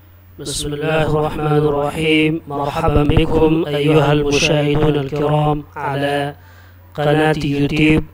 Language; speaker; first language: Arabic; non-native, fluent; Urdu